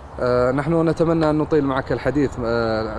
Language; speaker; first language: Arabic; native; Arabic